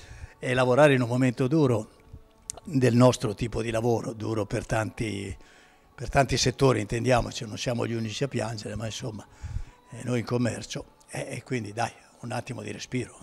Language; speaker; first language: Italian; native; Italian